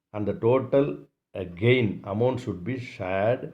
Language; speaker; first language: English; non-native, local second language; Tamil